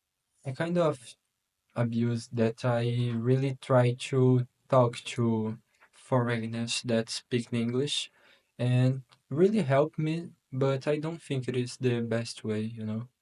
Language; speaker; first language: English; non-native, learner; Portuguese